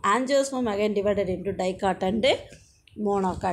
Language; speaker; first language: English; non-native, local second language; Tamil